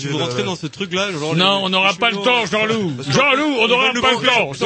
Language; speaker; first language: French; native; French